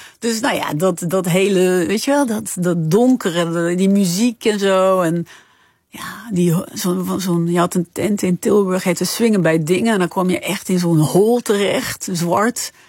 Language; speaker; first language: Dutch; early bilingual, other home language; French